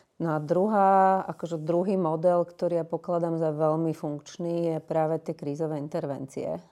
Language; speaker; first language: Slovak; native; Slovak